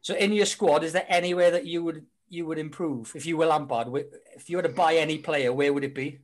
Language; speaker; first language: English; native; English